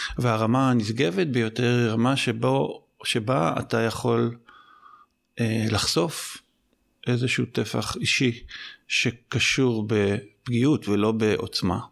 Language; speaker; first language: Hebrew; native; Hebrew